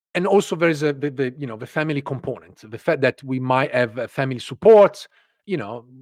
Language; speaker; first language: English; non-native, fluent; Italian